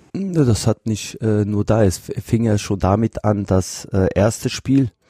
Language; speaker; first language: German; non-native, fluent; Bosnian